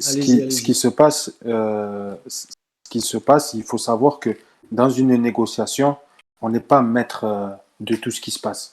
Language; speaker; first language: French; native; French